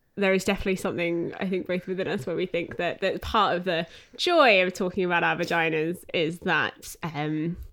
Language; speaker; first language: English; native; English